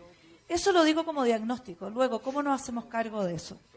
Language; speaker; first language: Spanish; native; Spanish